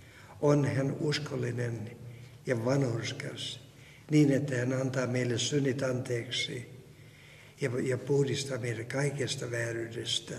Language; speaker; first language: Finnish; non-native, fluent; Russian